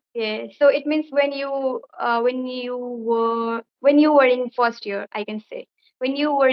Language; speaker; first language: English; non-native, fluent; Bangla